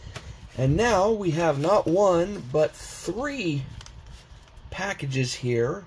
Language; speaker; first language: English; native; English